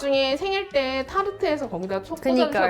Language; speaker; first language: Korean; native; Korean